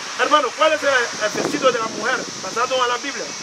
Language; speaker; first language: Spanish; non-native, learner; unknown